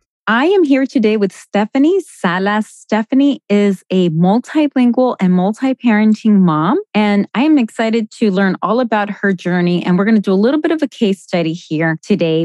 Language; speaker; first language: English; early bilingual, other home language; Spanish